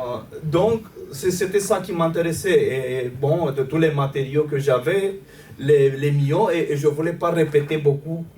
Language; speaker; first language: French; non-native, fluent; Romanian